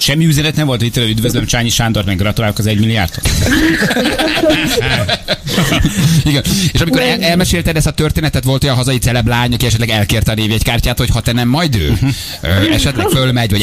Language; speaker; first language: Hungarian; native; Hungarian